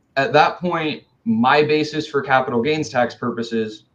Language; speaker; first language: English; native; English